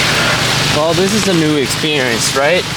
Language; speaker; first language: English; non-native, fluent; Spanish